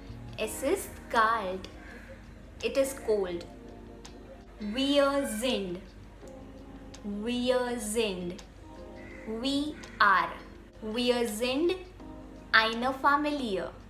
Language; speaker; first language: German; non-native, fluent; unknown